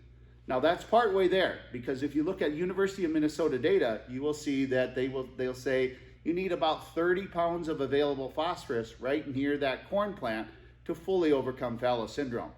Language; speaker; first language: English; native; English